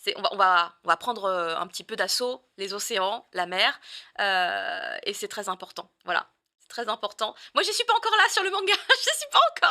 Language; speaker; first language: French; native; French